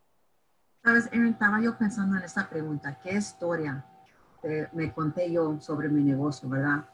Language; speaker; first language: Spanish; early bilingual, heritage; Spanish